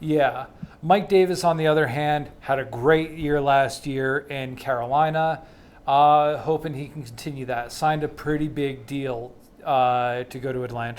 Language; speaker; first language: English; native; English